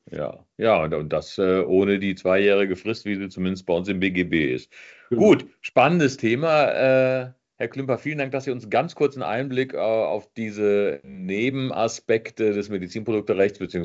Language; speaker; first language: German; native; German